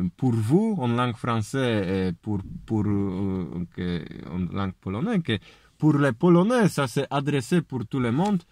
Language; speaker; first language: French; non-native, learner; Polish